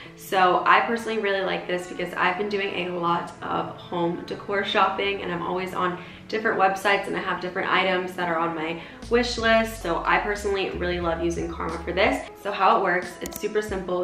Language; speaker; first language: English; native; English